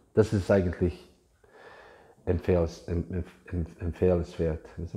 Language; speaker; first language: German; non-native, fluent; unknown